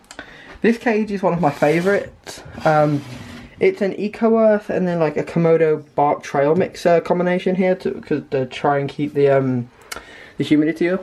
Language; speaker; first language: English; native; English